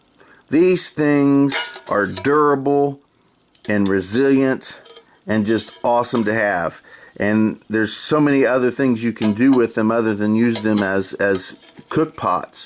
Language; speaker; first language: English; native; English